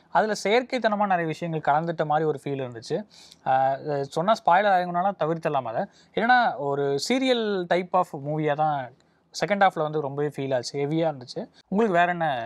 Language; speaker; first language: Tamil; native; Tamil